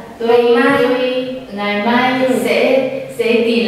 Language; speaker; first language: Vietnamese; non-native, learner; Korean